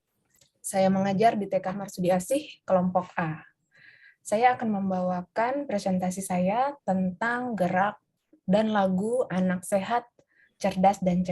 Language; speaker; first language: Indonesian; native; Indonesian